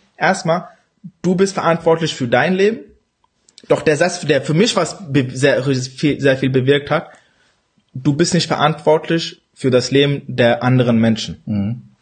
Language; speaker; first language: German; early bilingual, other home language; Urdu